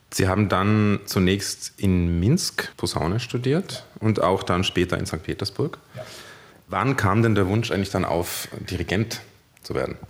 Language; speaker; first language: German; native; German